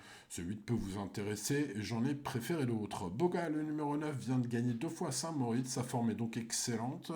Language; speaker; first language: French; native; French